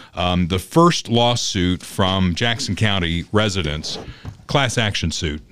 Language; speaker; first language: English; native; English